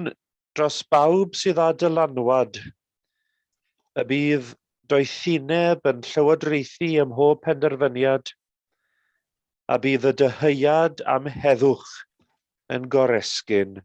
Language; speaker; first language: Welsh; native; Welsh